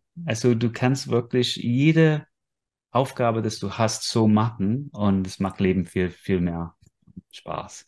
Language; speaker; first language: German; non-native, fluent; English